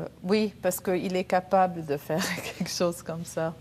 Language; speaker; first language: French; non-native, local second language; Arabic